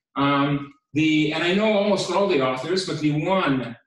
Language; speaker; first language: English; native; English